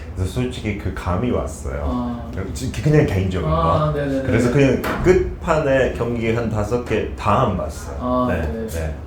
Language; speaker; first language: Korean; non-native, fluent; English